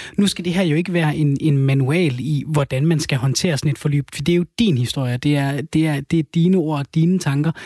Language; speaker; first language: Danish; native; Danish